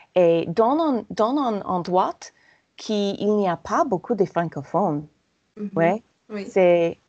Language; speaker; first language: French; non-native, fluent; English